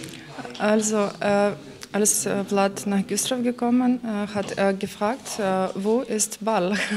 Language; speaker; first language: German; non-native, learner; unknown